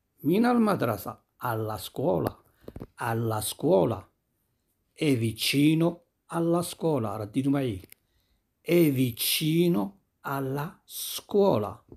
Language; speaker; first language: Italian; non-native, fluent; Arabic